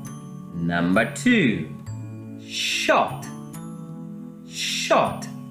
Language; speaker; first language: English; non-native, fluent; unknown